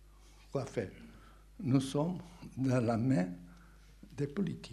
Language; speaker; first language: French; non-native, fluent; Portuguese